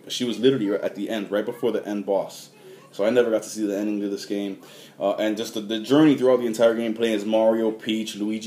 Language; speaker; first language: English; native; English